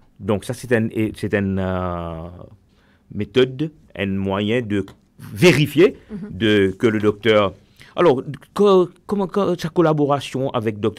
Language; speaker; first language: French; non-native, local second language; Morisyen